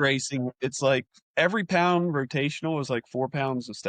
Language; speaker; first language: English; native; English